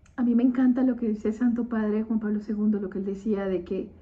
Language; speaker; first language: Spanish; native; Spanish